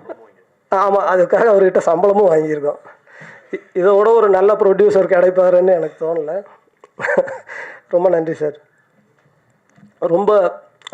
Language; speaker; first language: Tamil; native; Tamil